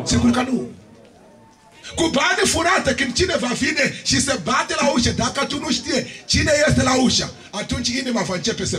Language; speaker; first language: Romanian; non-native, learner; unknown